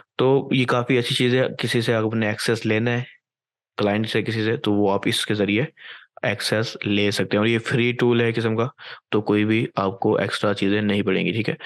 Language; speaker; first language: Urdu; native; Urdu